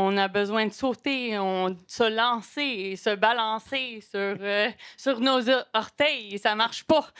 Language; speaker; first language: French; non-native, local second language; English